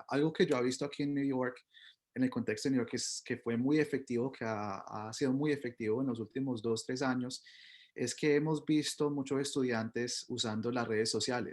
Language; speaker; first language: Spanish; early bilingual, heritage; Spanish